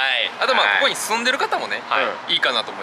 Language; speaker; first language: Japanese; native; Japanese